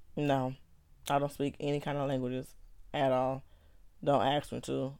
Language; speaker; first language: English; native; English